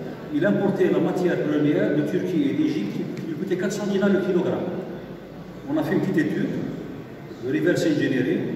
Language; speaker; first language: French; non-native, local second language; Arabic